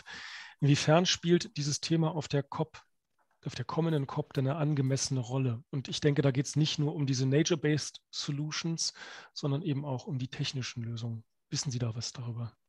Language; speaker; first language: German; native; German